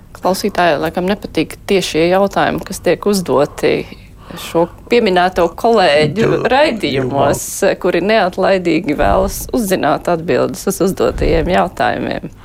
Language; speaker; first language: Latvian; native; Latvian